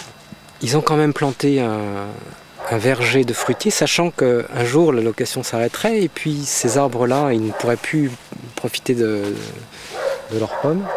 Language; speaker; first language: French; native; French